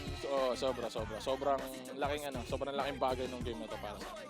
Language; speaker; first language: Filipino; non-native, local second language; Bikol